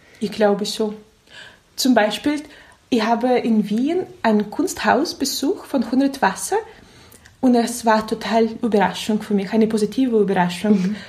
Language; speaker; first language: German; non-native, learner; Russian